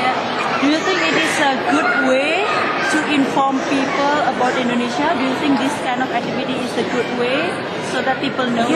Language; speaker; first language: English; non-native, learner; Indonesian